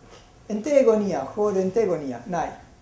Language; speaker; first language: Greek; non-native, fluent; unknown